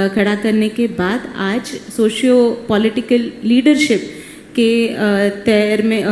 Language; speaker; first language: Hindi; non-native, local second language; Marathi